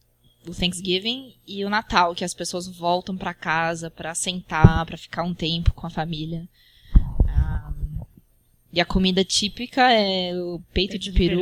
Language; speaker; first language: Portuguese; early bilingual, heritage; Portuguese